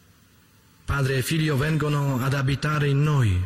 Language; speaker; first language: Italian; native; Italian